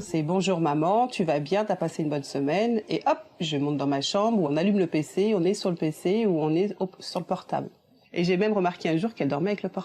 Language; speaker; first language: French; native; French